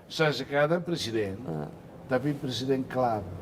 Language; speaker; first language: Indonesian; non-native, fluent; Tetum